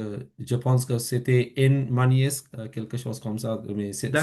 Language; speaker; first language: French; non-native, fluent; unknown